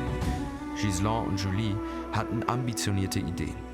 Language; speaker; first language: German; native; German